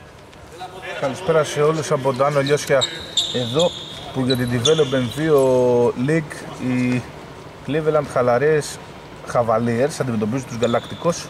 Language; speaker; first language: Greek; native; Greek